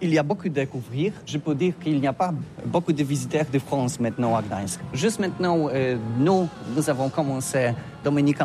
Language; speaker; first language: French; non-native, learner; Polish